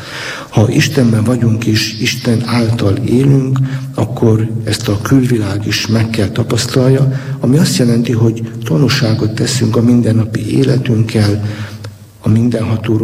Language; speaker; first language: Hungarian; native; Hungarian